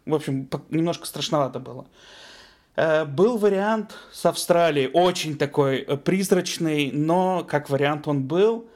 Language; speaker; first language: Russian; native; Russian